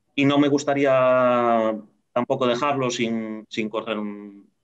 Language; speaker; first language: Spanish; native; Spanish